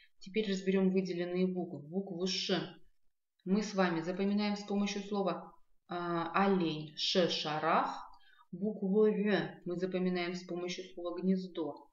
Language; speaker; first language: Russian; non-native, local second language; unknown